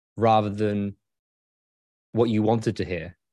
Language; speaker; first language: English; native; English